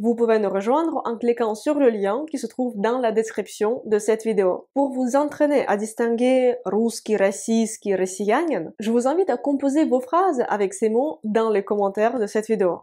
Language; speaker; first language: French; non-native, fluent; Russian